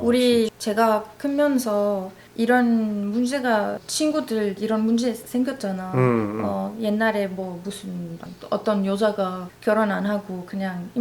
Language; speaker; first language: Korean; non-native, learner; Arabic